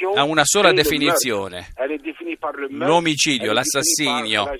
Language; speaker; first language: Italian; non-native, fluent; Arabic